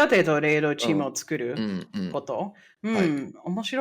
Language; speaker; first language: Japanese; non-native, fluent; English